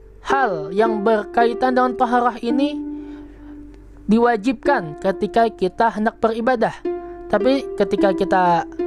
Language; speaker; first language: Indonesian; native; Indonesian